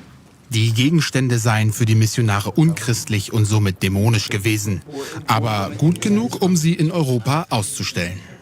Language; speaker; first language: German; native; German